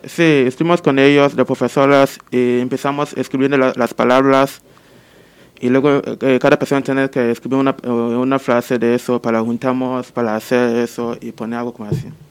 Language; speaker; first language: Spanish; non-native, learner; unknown